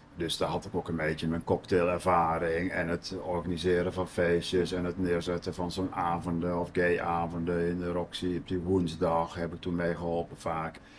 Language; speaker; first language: Dutch; native; Dutch